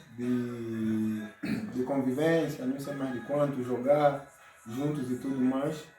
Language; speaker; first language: Portuguese; native; Portuguese